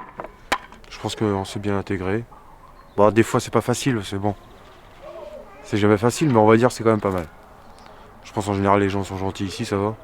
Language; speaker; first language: French; early bilingual, other home language; Portuguese